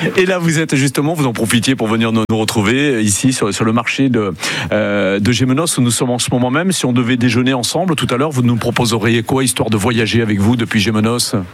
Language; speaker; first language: French; native; French